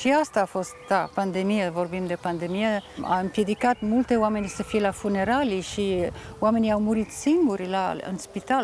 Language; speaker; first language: Romanian; non-native, fluent; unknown